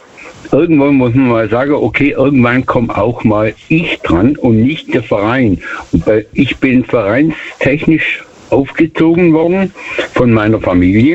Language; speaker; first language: German; native; German